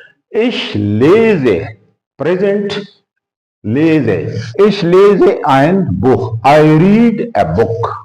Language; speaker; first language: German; non-native, fluent; Urdu